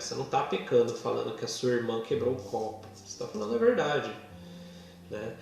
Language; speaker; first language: Portuguese; native; Portuguese